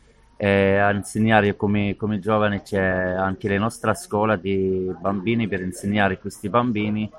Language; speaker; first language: Italian; non-native, learner; Arabic